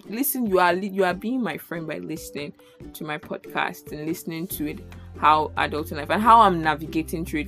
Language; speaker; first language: English; non-native, local second language; Yoruba